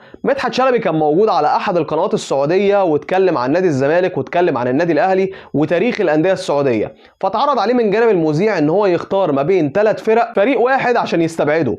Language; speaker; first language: Arabic; native; Arabic